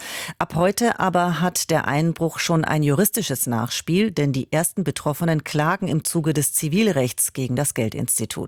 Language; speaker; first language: German; native; German